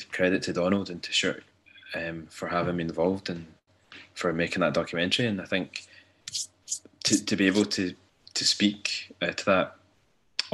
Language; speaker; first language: English; native; English